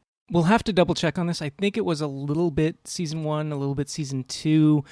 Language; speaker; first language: English; native; English